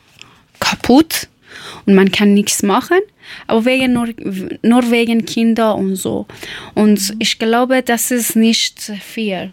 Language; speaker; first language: German; non-native, learner; Persian